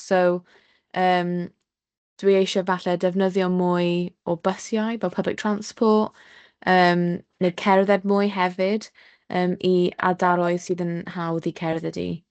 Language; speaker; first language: Welsh; non-native, local second language; English